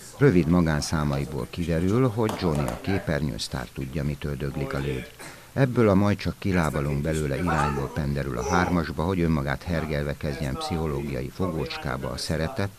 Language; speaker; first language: Hungarian; native; Hungarian